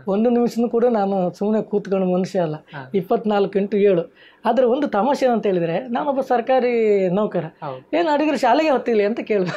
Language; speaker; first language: Kannada; native; Kannada